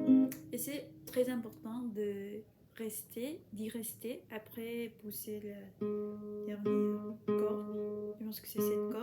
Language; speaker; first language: French; non-native, fluent; Spanish